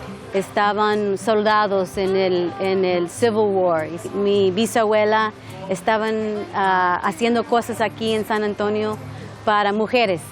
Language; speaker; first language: Spanish; non-native, learner; English